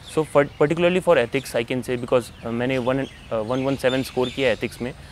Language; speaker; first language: Hindi; native; Hindi